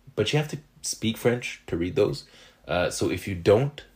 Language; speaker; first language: English; non-native, fluent; French